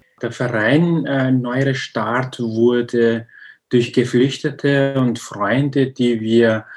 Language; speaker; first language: German; non-native, learner; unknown